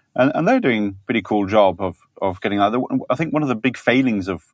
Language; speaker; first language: English; native; English